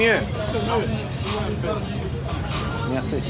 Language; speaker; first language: French; non-native, learner; Dutch